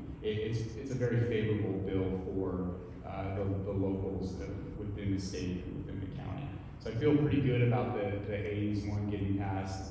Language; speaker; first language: English; native; English